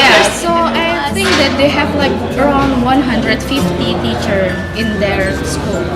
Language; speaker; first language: English; non-native, fluent; Indonesian